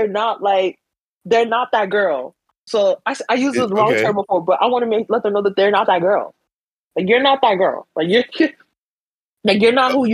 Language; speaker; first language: English; native; English